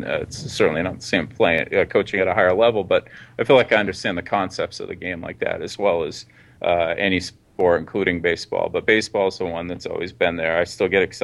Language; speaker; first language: English; native; English